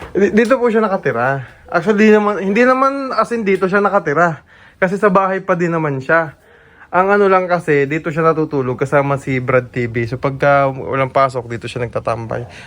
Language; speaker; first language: Filipino; native; Filipino